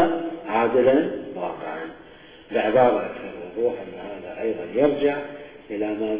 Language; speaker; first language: Arabic; native; Arabic